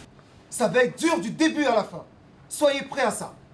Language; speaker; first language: French; native; French